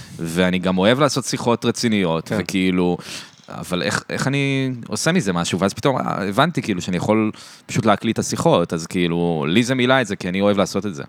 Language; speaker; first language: Hebrew; native; Hebrew